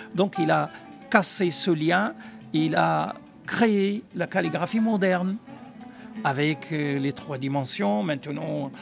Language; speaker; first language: French; non-native, local second language; Arabic